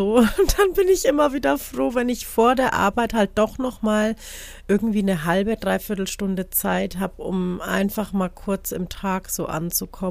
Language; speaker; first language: German; native; German